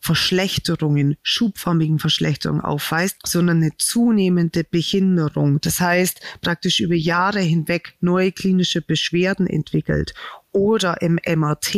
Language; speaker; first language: German; native; German